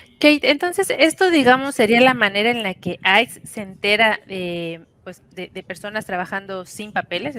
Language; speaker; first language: Spanish; native; Spanish